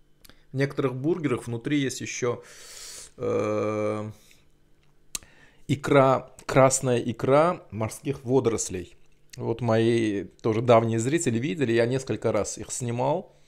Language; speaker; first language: Russian; non-native, local second language; Azerbaijani